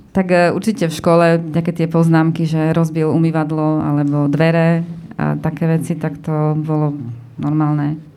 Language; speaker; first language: Slovak; native; Slovak